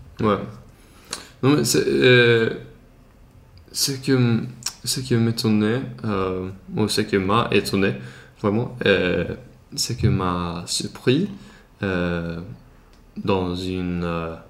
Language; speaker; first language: French; non-native, learner; Swedish